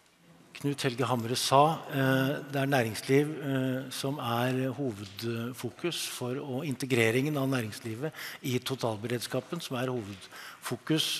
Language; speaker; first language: Norwegian; native; Norwegian